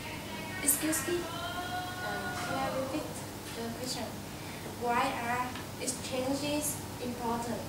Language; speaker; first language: English; non-native, learner; Vietnamese